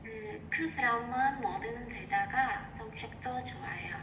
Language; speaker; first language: Korean; non-native, learner; Vietnamese